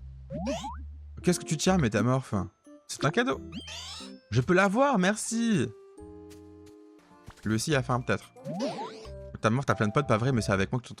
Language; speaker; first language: French; native; French